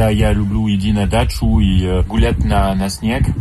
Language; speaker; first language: Russian; non-native, learner; French